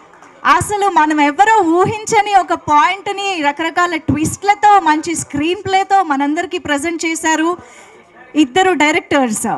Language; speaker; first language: Telugu; native; Telugu